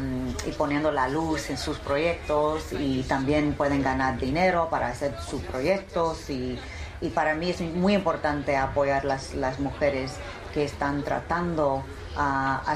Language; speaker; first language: Spanish; early bilingual, heritage; English